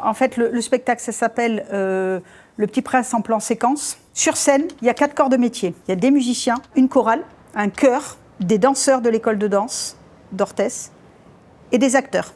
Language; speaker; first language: French; native; French